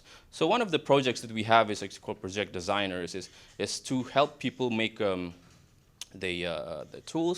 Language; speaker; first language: English; non-native, fluent; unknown